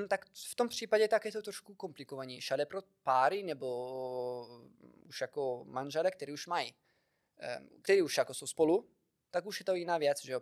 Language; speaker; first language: Czech; non-native, fluent; Italian